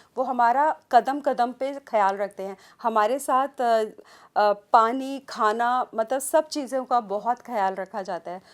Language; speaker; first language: Hindi; native; Hindi